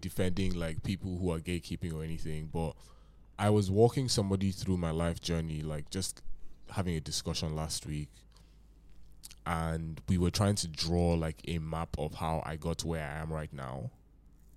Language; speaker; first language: English; non-native, local second language; Yoruba